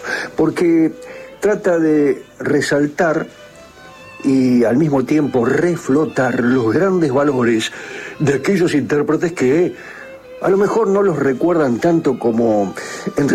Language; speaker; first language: Spanish; native; Spanish